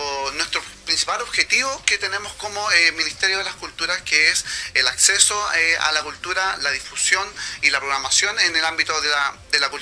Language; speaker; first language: Spanish; native; Spanish